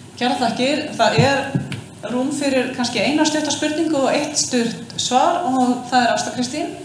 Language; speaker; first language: Icelandic; native; Icelandic